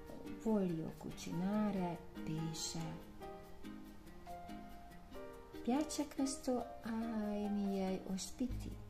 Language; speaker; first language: Italian; non-native, learner; Hungarian